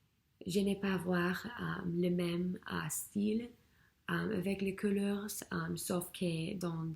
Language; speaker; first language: French; non-native, learner; English